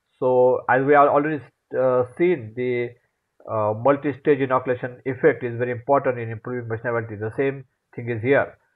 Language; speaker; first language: English; non-native, local second language; Marathi